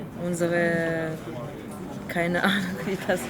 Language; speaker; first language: German; non-native, learner; Ukrainian